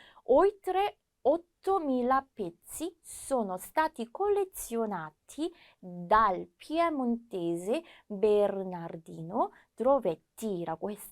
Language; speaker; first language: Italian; non-native, fluent; Korean